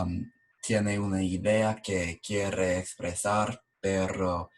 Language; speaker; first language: Spanish; non-native, learner; English